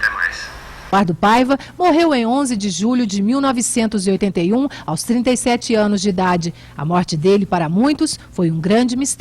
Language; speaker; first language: Portuguese; native; Portuguese